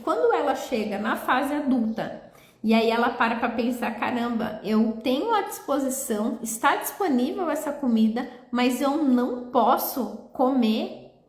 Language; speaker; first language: Portuguese; native; Portuguese